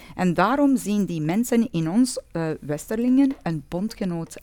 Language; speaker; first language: Dutch; non-native, fluent; Persian